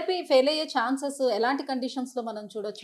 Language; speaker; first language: Telugu; native; Telugu